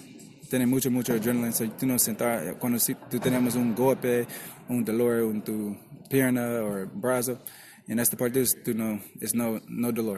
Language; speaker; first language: Spanish; non-native, learner; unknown